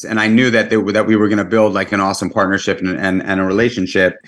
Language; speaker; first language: English; native; English